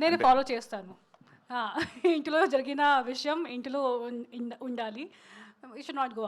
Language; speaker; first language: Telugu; non-native, learner; Hindi